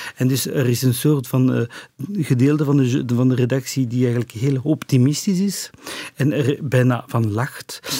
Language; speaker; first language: Dutch; non-native, local second language; French